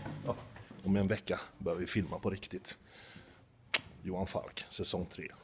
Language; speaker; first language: Swedish; native; Swedish